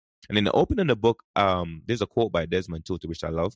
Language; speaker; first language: English; non-native, local second language; Jamaican Creole English